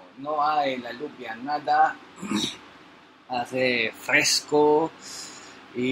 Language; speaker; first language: Spanish; non-native, learner; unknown